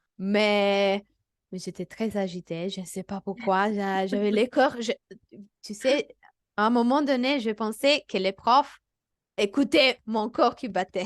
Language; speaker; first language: French; non-native, fluent; Italian